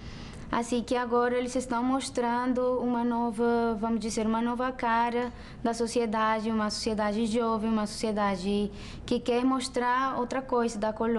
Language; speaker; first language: Portuguese; non-native, fluent; Spanish